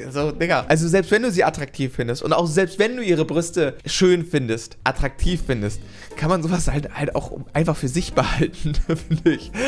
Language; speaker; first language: German; native; German